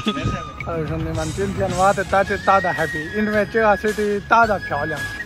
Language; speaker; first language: Chinese; non-native, learner; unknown